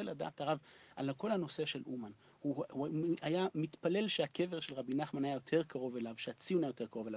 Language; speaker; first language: Hebrew; non-native, fluent; English